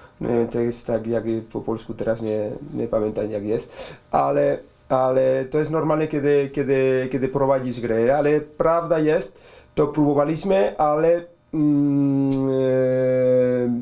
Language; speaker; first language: Polish; non-native, learner; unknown